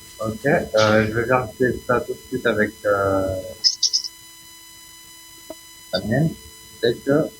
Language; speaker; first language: French; non-native, local second language; Arabic